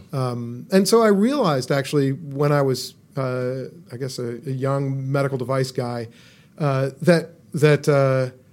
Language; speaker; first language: English; native; English